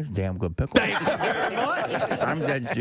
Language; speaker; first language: English; native; English